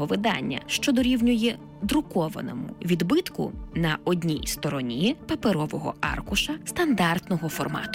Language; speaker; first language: Ukrainian; native; Ukrainian